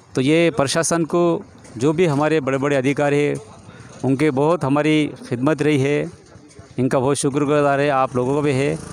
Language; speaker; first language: Hindi; non-native, local second language; Urdu